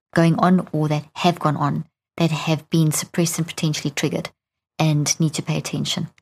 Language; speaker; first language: English; native; English